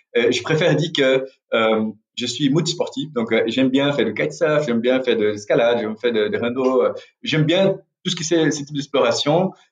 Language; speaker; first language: French; non-native, fluent; Portuguese